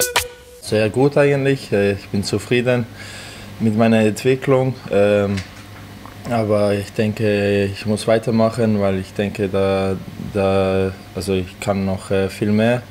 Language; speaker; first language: German; non-native, fluent; Serbian